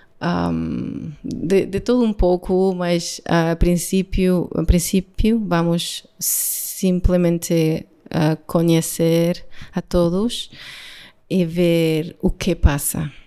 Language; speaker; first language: Portuguese; non-native, learner; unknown